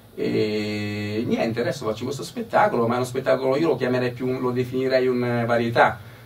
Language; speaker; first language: Italian; native; Italian